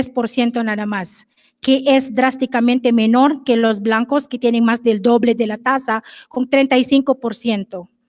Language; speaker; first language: Spanish; non-native, fluent; English